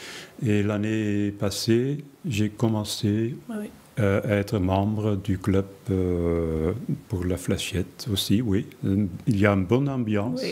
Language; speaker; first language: French; non-native, fluent; Dutch